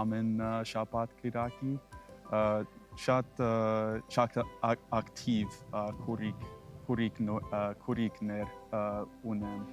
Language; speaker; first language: Armenian; non-native, learner; English